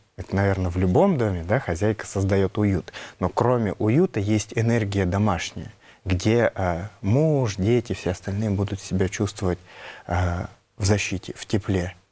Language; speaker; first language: Russian; non-native, local second language; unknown